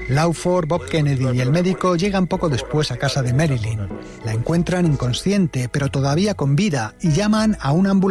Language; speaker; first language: Spanish; native; Spanish